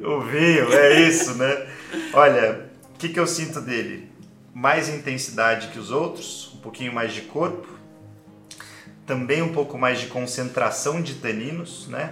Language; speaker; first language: Portuguese; native; Portuguese